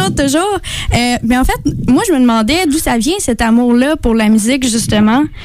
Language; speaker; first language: French; native; French